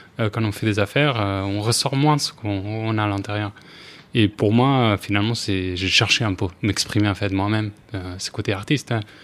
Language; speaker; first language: French; non-native, fluent; Spanish